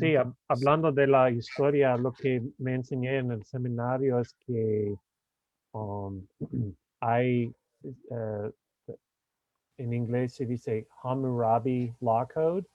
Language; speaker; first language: Spanish; non-native, fluent; English